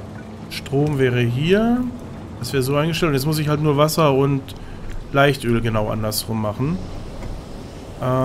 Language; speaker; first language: German; native; German